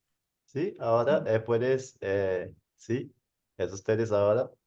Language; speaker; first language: Spanish; non-native, fluent; Portuguese